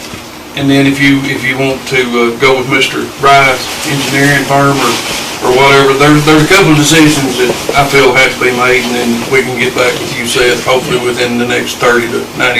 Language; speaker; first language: English; native; English